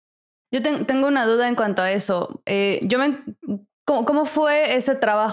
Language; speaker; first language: Spanish; native; Spanish